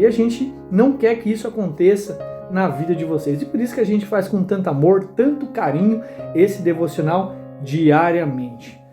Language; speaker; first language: Portuguese; native; Portuguese